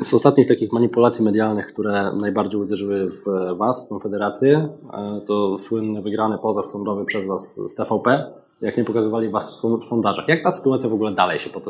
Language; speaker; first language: Polish; native; Polish